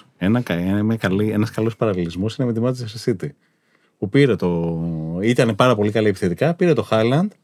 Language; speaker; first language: Greek; native; Greek